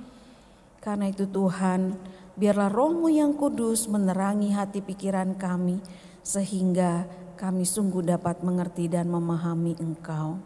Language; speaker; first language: Indonesian; native; Indonesian